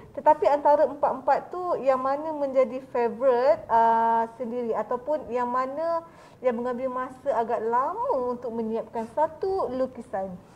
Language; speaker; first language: Malay; native; Malay